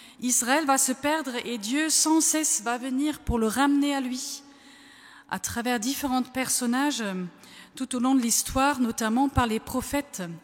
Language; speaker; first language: French; non-native, fluent; German